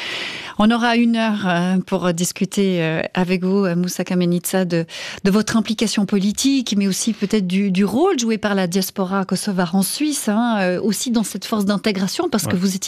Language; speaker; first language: French; native; French